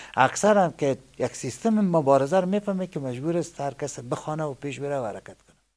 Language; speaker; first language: Persian; native; Persian